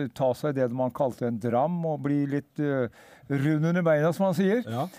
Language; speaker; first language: Norwegian; native; Norwegian